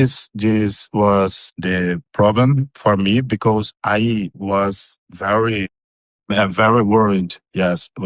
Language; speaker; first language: English; non-native, learner; Portuguese